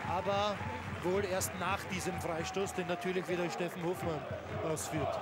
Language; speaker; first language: German; native; German